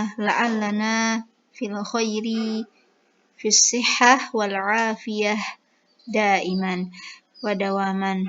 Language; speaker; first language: Arabic; non-native, fluent; Indonesian